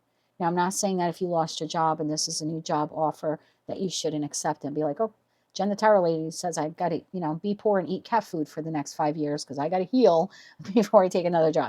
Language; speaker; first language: English; native; English